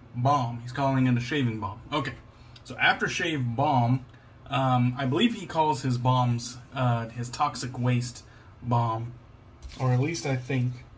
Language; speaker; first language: English; native; English